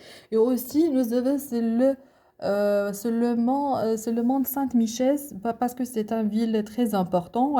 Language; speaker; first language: French; non-native, learner; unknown